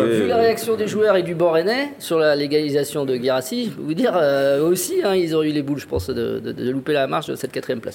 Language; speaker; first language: French; native; French